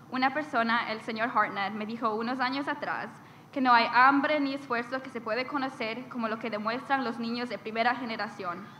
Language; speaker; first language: Spanish; early bilingual, heritage; Spanish